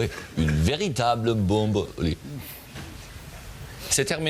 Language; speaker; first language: French; non-native, learner; German